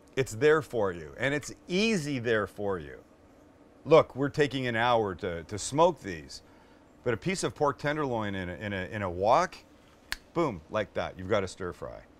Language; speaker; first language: English; native; English